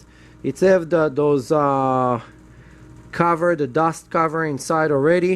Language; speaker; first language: English; non-native, fluent; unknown